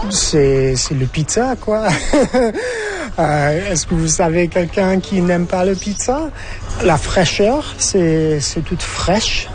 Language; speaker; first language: French; non-native, fluent; English